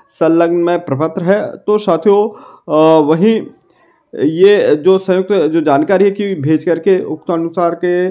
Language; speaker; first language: Hindi; native; Hindi